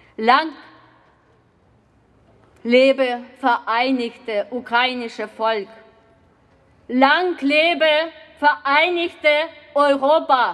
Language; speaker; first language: German; non-native, fluent; Ukrainian